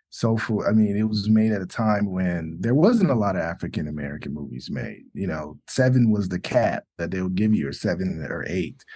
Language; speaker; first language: English; native; English